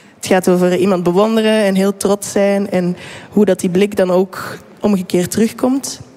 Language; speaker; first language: Dutch; native; Dutch